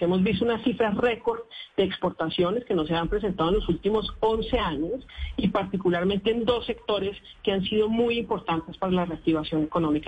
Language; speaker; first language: Spanish; native; Spanish